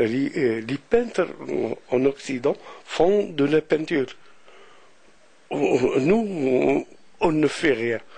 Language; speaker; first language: French; non-native, local second language; Arabic